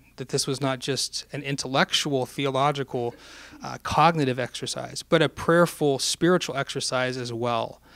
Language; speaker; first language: English; native; English